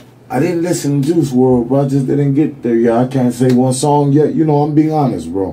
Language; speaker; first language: English; native; English